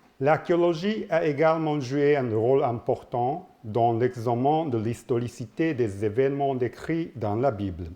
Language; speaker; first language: French; non-native, learner; Japanese